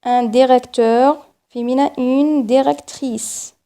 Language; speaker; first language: French; non-native, local second language; Arabic